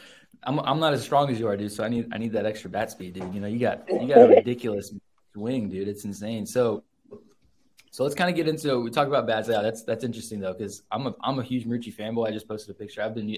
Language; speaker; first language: English; native; English